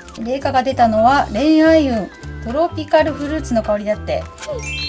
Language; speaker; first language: Japanese; native; Japanese